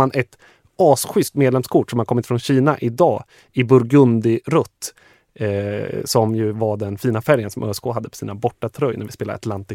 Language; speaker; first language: Swedish; native; Swedish